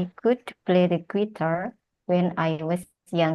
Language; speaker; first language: English; non-native, learner; Indonesian